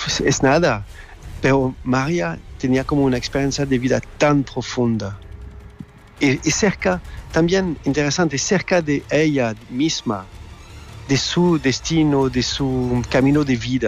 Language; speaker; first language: Spanish; non-native, learner; French